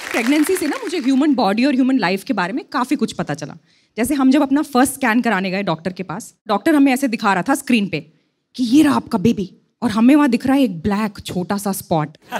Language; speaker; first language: Hindi; native; Hindi